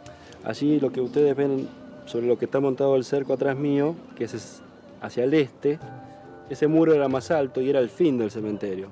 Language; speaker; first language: Spanish; native; Spanish